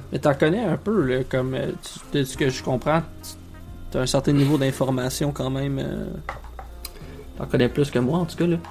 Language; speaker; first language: French; native; French